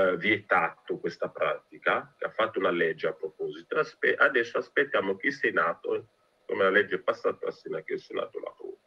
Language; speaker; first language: Italian; non-native, fluent; French